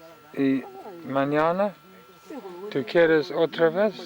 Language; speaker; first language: Spanish; non-native, fluent; English